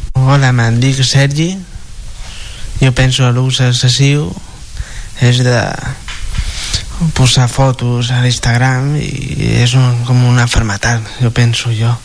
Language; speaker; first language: Catalan; non-native, local second language; Spanish